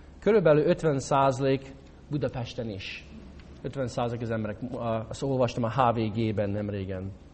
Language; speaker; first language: Hungarian; non-native, fluent; English